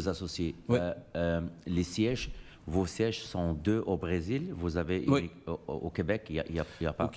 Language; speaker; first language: French; native; French